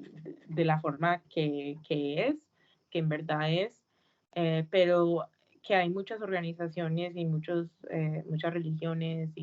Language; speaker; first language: Spanish; early bilingual, heritage; Spanish